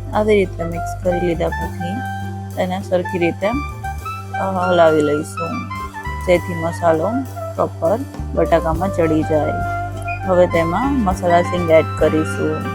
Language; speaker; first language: Gujarati; native; Gujarati